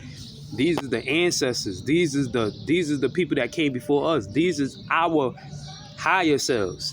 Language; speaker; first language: English; native; English